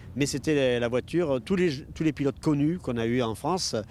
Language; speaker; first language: French; native; French